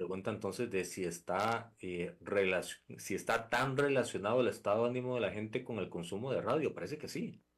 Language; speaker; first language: Spanish; native; Spanish